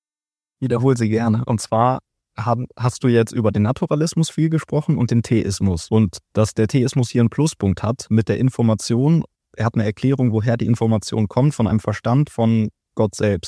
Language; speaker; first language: German; native; German